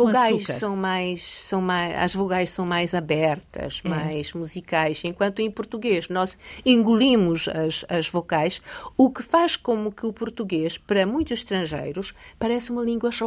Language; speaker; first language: Portuguese; early bilingual, other home language; Polish